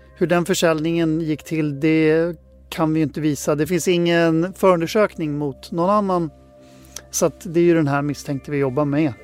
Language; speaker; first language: Swedish; native; Swedish